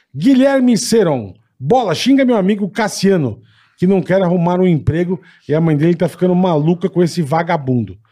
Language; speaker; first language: Portuguese; native; Portuguese